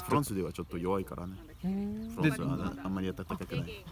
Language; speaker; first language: Japanese; non-native, fluent; French